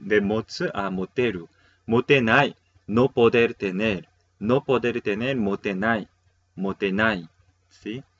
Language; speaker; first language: Spanish; non-native, fluent; Korean